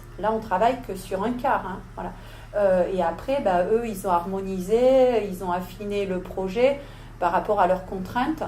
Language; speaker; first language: French; native; French